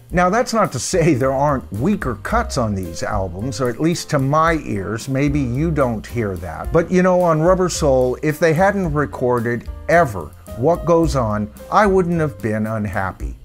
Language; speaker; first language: English; native; English